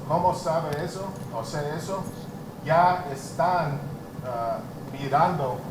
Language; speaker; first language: Spanish; non-native, learner; English